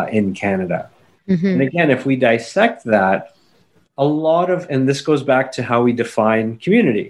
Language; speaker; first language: English; native; English